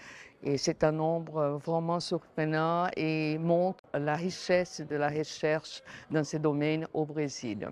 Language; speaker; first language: French; non-native, fluent; Portuguese